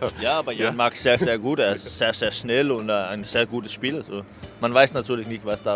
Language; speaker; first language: German; non-native, fluent; Danish